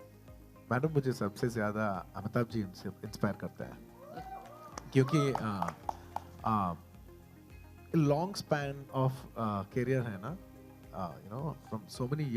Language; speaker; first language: Hindi; non-native, local second language; Telugu